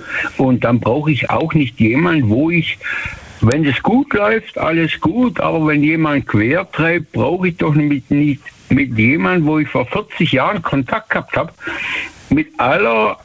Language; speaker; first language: German; native; German